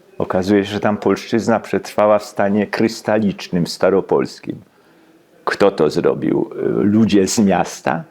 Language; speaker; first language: Polish; native; Polish